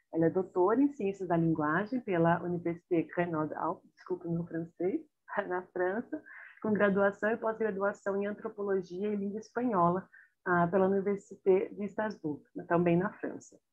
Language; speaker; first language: Portuguese; native; Portuguese